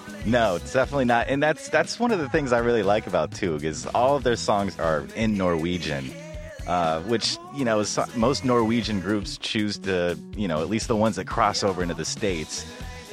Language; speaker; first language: English; native; English